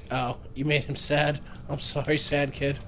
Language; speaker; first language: English; native; English